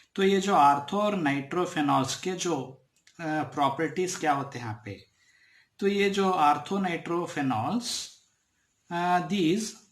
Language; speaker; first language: Hindi; non-native, local second language; Kannada